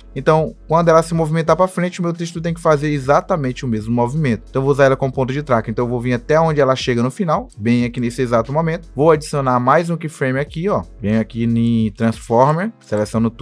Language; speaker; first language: Portuguese; native; Portuguese